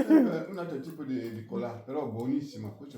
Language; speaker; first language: Italian; non-native, fluent; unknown